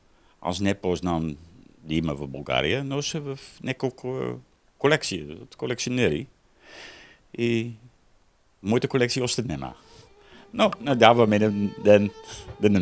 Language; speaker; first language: Bulgarian; non-native, learner; Dutch